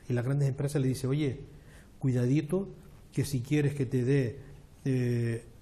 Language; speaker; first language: Spanish; native; Spanish